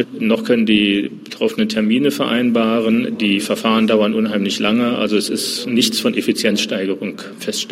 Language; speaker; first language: German; native; German